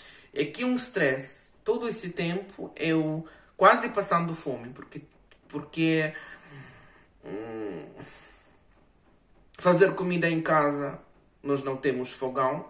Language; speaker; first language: Portuguese; non-native, fluent; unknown